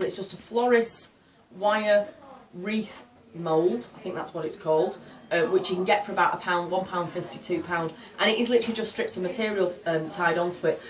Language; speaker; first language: English; native; English